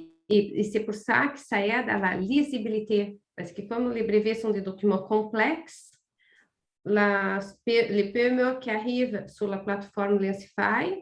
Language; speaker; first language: French; non-native, fluent; Portuguese